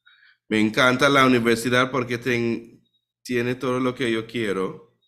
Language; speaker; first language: Spanish; non-native, fluent; English